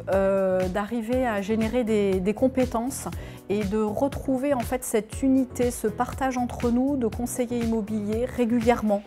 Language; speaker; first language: French; native; French